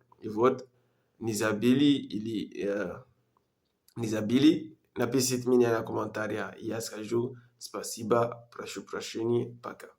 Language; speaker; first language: Russian; non-native, learner; French